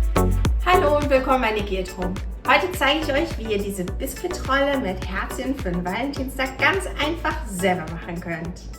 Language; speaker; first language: German; native; German